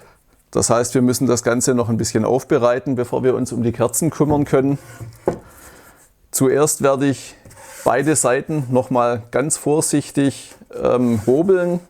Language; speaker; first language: German; native; German